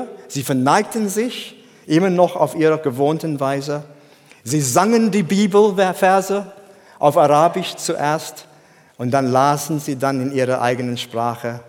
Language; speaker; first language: German; non-native, fluent; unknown